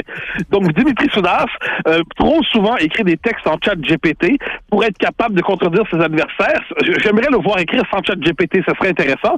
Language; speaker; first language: French; native; French